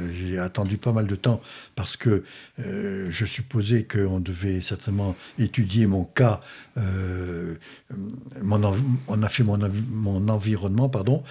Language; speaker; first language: French; native; French